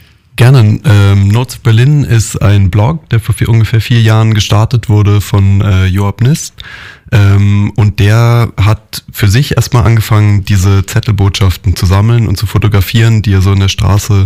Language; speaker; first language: German; native; German